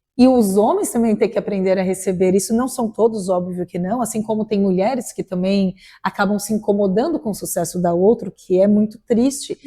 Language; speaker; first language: Portuguese; native; Portuguese